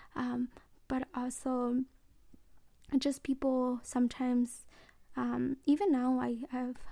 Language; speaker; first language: English; early bilingual, other home language; Mixtepec Mixtec